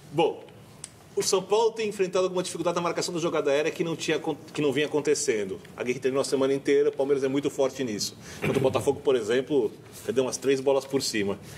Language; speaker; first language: Portuguese; native; Portuguese